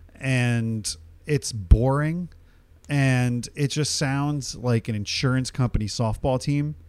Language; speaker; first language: English; early bilingual, other home language; Hindi